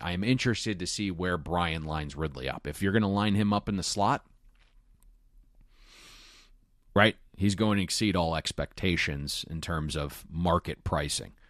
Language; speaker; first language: English; native; English